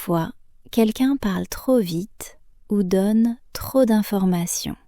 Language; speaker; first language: French; native; French